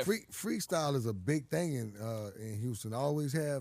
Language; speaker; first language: English; native; English